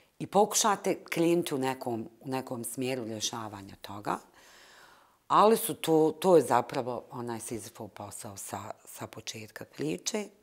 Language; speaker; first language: Bosnian; native; Bosnian